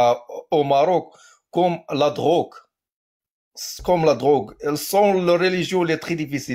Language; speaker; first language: French; non-native, learner; Arabic